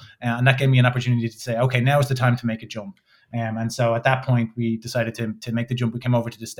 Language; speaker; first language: English; native; English